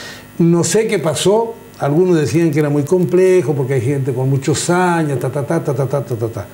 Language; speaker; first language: Spanish; native; Spanish